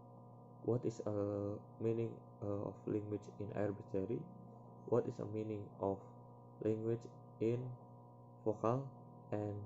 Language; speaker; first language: English; non-native, learner; Indonesian